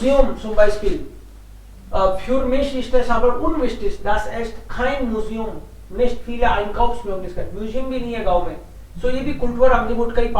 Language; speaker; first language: German; non-native, fluent; Hindi